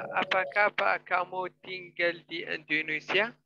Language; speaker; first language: Indonesian; non-native, learner; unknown